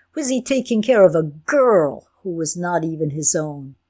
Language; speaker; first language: English; non-native, fluent; Ukrainian